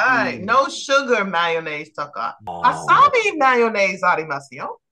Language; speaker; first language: Japanese; non-native, learner; English